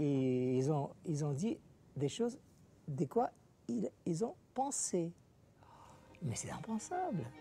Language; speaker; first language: French; non-native, fluent; Russian